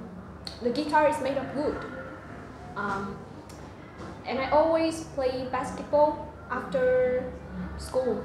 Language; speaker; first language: English; non-native, learner; Vietnamese